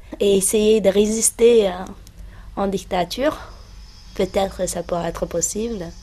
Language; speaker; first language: French; non-native, fluent; Uyghur